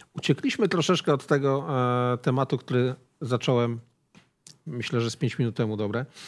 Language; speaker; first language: Polish; native; Polish